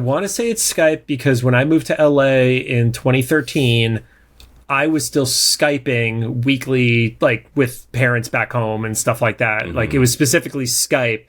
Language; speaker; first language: English; native; English